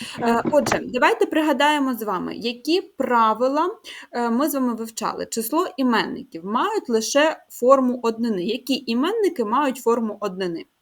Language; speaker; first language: Ukrainian; native; Ukrainian